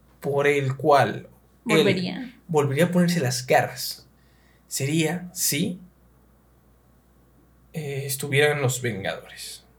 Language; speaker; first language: Spanish; native; Spanish